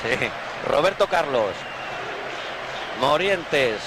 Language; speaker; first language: Spanish; native; Spanish